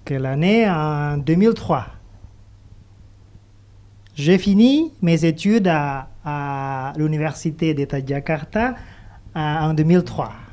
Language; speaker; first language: French; non-native, fluent; Indonesian